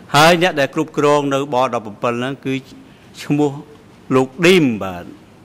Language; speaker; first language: Khmer; native; Khmer